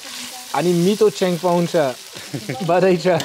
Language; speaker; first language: Nepali; non-native, learner; French